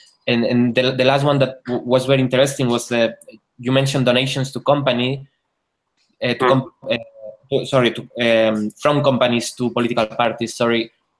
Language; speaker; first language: English; non-native, fluent; Spanish